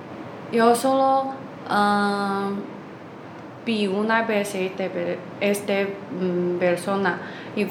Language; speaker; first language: Spanish; non-native, learner; Chinese